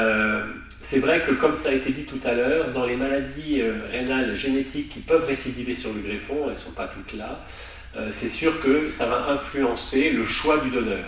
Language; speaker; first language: French; native; French